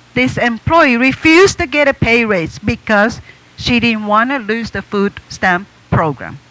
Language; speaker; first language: English; non-native, fluent; Japanese